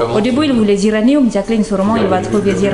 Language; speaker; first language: French; non-native, learner; Indonesian